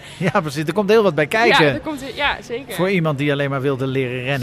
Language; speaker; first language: Dutch; native; Dutch